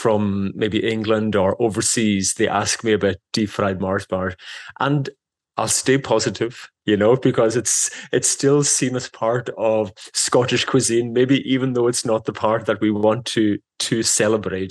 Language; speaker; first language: English; non-native, local second language; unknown